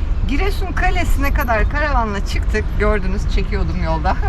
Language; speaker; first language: Turkish; native; Turkish